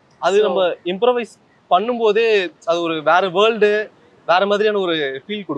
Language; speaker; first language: Tamil; native; Tamil